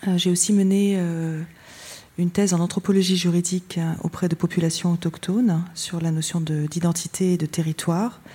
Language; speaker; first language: French; native; French